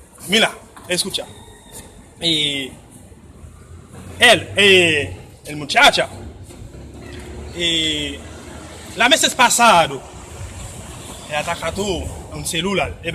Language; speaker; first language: Spanish; non-native, learner; Haitian Creole